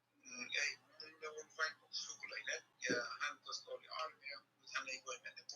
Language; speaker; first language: Finnish; non-native, learner; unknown